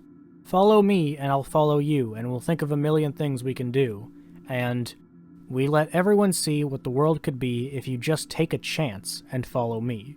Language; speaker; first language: English; native; English